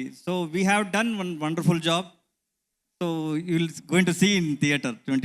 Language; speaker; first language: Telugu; non-native, learner; Kannada